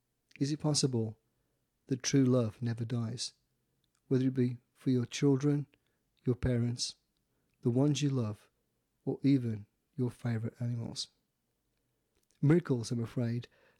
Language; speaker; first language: English; native; English